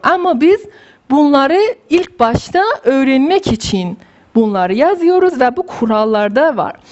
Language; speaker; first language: Turkish; non-native, fluent; Persian